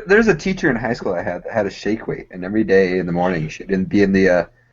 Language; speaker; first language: English; native; English